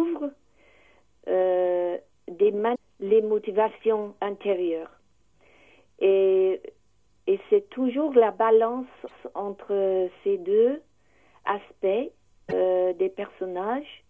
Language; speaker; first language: French; non-native, learner; English